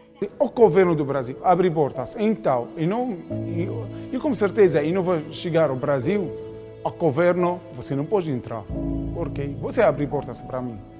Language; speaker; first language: Portuguese; non-native, learner; Arabic